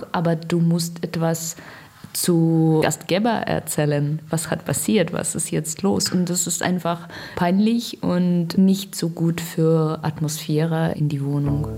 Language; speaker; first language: German; non-native, learner; Russian